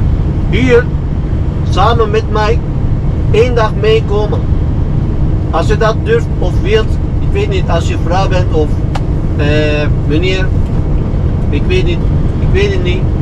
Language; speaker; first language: Dutch; non-native, fluent; Turkish